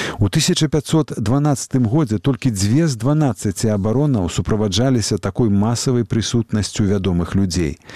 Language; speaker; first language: Belarusian; native; Belarusian